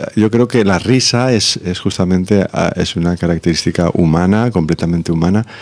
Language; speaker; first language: Spanish; native; Spanish